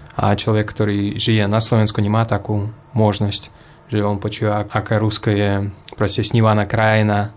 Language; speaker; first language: Slovak; non-native, fluent; Russian